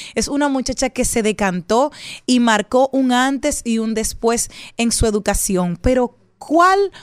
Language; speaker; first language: Spanish; native; Spanish